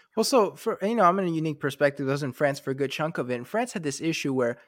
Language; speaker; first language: English; native; English